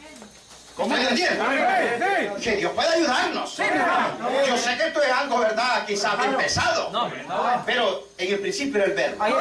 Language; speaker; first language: Spanish; native; Spanish